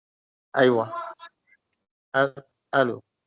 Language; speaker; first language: Arabic; non-native, learner; Comorian